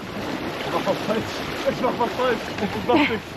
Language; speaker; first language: German; native; German